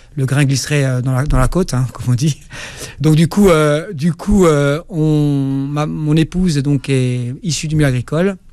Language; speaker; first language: French; non-native, local second language; Kabyle